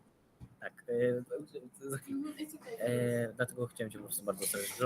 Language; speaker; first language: Polish; non-native, fluent; Ukrainian